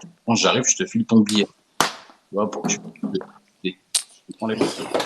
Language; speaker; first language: French; native; French